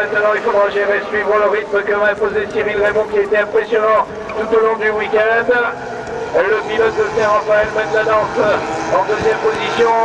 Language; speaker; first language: French; native; French